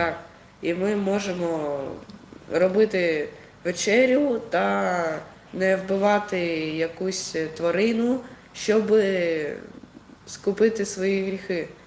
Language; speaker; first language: Ukrainian; non-native, local second language; Russian